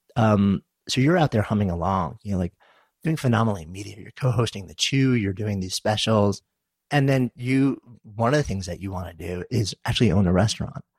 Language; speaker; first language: English; native; English